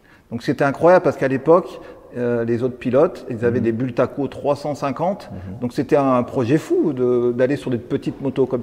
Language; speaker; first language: French; native; French